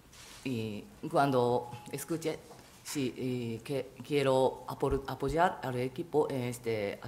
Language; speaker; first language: Spanish; non-native, fluent; Japanese